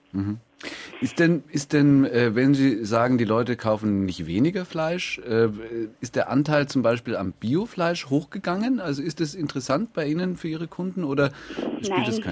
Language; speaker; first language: German; native; German